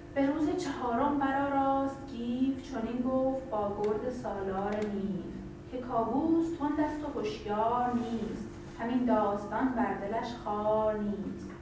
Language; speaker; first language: Persian; native; Persian